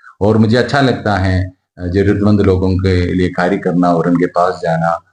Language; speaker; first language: Hindi; non-native, local second language; Malayalam